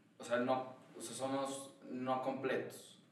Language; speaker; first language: Spanish; native; Spanish